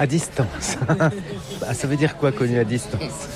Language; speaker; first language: French; native; French